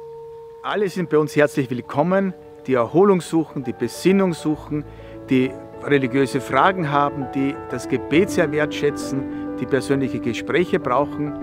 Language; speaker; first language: German; native; German